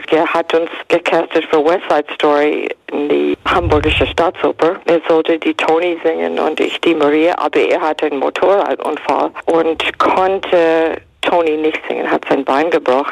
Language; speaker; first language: German; non-native, fluent; English